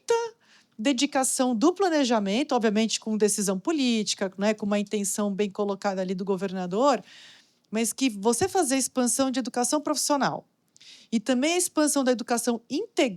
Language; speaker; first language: Portuguese; native; Portuguese